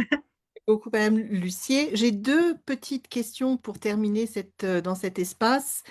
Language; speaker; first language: French; non-native, fluent; Spanish